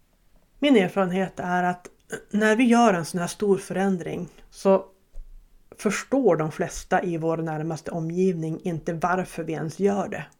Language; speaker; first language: Swedish; native; Swedish